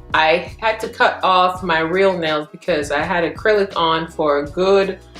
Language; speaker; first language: English; native; English